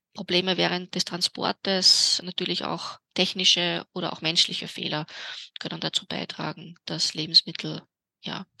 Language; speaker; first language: German; native; German